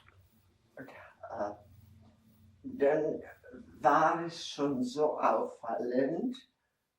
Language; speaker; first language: German; non-native, fluent; Czech